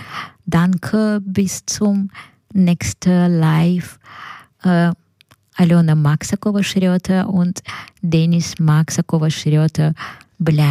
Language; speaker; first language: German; non-native, learner; Ukrainian